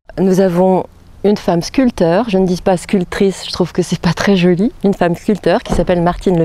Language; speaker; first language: French; native; French